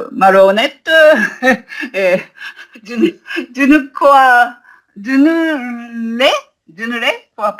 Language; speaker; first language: French; non-native, learner; Japanese